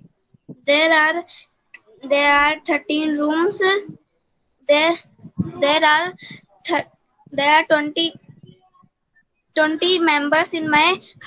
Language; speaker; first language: English; non-native, learner; Hindi